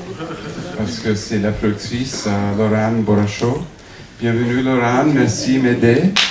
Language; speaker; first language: French; non-native, fluent; English